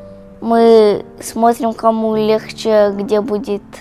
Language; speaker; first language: Russian; early bilingual, heritage; Russian